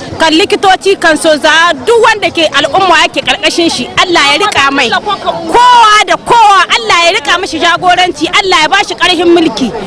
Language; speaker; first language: Hausa; native; Hausa